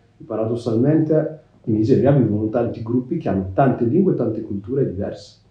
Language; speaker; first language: Italian; early bilingual, other home language; Yoruba